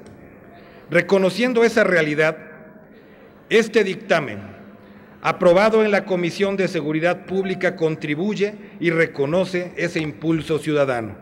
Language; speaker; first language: Spanish; native; Spanish